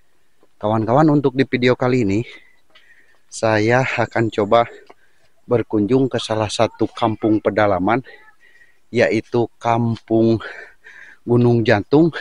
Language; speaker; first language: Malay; non-native, local second language; Sundanese